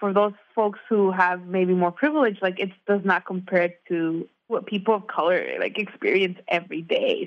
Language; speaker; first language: English; native; English